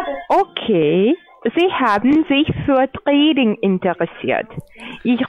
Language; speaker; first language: German; non-native, learner; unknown